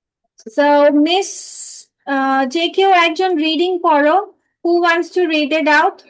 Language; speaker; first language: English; non-native, fluent; Bangla